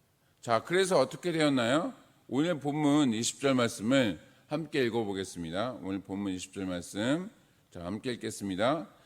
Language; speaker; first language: Korean; native; Korean